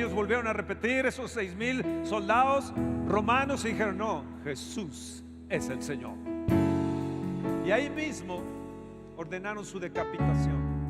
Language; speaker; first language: Spanish; native; Spanish